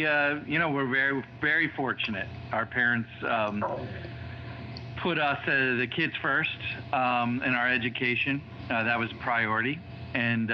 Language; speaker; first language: English; native; English